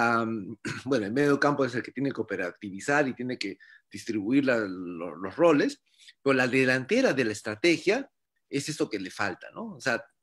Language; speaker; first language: Spanish; native; Spanish